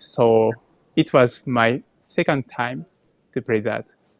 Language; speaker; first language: English; non-native, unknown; Japanese